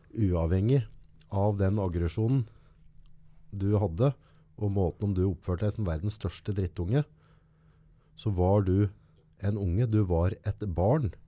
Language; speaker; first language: Norwegian; native; Norwegian